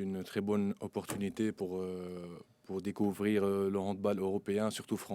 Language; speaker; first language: French; non-native, local second language; Arabic